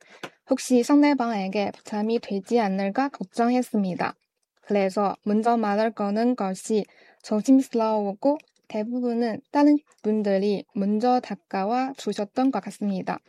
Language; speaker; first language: Korean; non-native, learner; Chinese